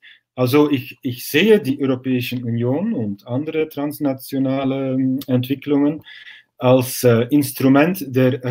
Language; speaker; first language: German; non-native, fluent; Dutch